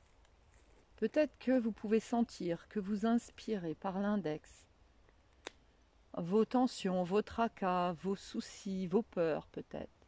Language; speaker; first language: French; native; French